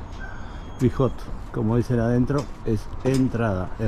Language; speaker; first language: Spanish; native; Spanish